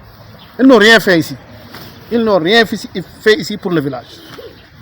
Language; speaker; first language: French; non-native, local second language; Wolof